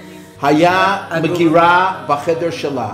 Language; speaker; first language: Hebrew; non-native, fluent; English